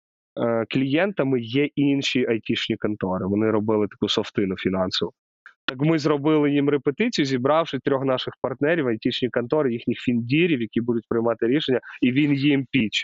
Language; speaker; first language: Ukrainian; native; Ukrainian